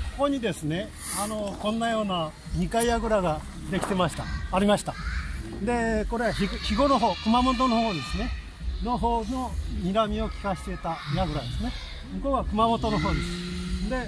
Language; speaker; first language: Japanese; native; Japanese